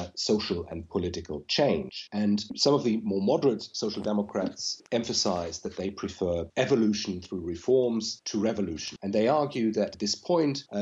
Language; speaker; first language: English; non-native, fluent; German